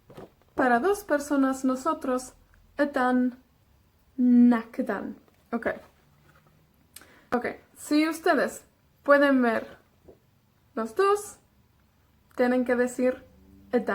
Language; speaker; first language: Spanish; non-native, fluent; Welsh